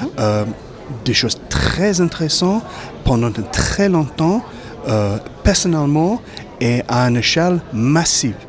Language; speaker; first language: French; non-native, fluent; English